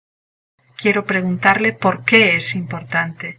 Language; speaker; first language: Spanish; non-native, learner; English